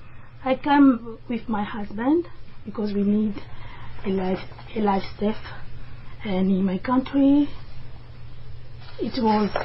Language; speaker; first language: English; non-native, learner; French